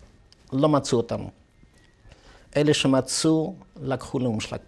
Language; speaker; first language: Hebrew; non-native, fluent; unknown